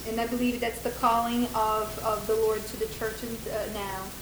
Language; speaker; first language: English; non-native, fluent; Portuguese